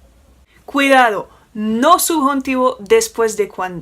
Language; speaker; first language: Spanish; non-native, fluent; French